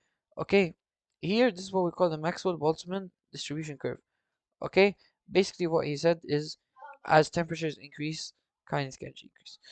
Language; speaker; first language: English; non-native, fluent; Arabic